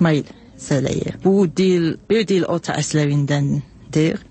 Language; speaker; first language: Azerbaijani; non-native, learner; English